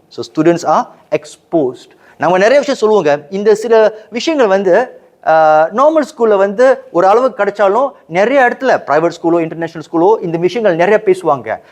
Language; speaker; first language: Tamil; native; Tamil